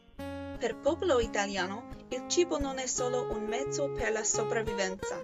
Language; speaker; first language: Italian; non-native, learner; English